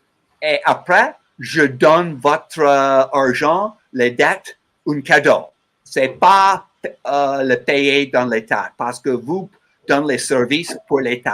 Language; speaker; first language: French; non-native, learner; English